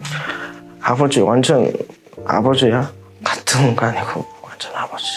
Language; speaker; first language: Korean; non-native, fluent; Mongolian